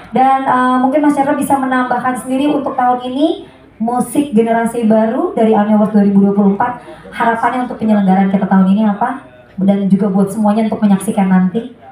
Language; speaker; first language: Indonesian; native; Indonesian